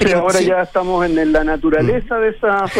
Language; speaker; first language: Spanish; native; Spanish